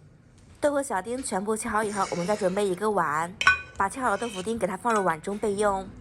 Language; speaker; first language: Chinese; native; Chinese